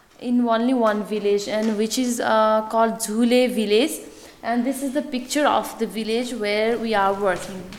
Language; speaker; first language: English; non-native, fluent; Nepali